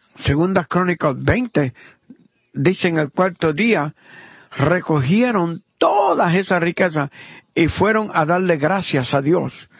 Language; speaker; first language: Spanish; non-native, fluent; Italian